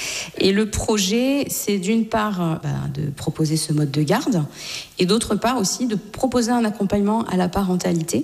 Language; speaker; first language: French; native; French